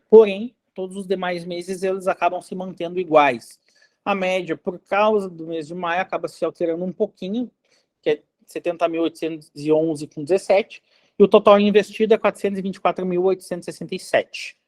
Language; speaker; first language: Portuguese; native; Portuguese